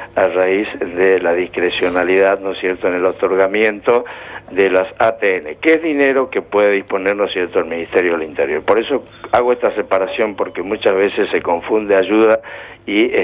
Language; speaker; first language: Spanish; native; Spanish